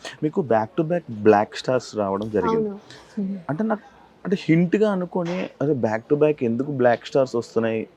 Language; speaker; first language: Telugu; native; Telugu